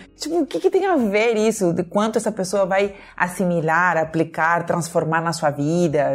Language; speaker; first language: Portuguese; non-native, fluent; Spanish